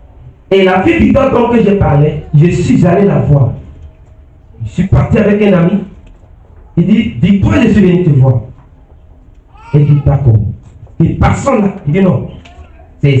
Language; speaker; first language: French; non-native, local second language; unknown